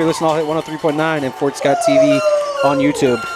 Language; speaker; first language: English; native; English